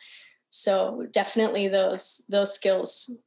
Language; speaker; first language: English; native; English